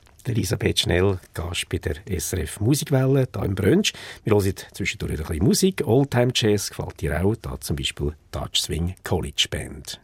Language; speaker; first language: German; native; German